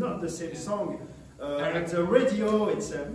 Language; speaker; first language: English; non-native, learner; French